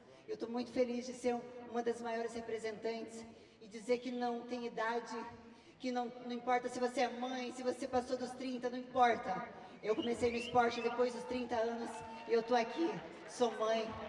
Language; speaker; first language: Portuguese; native; Portuguese